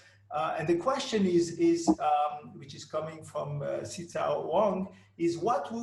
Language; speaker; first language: English; non-native, fluent; French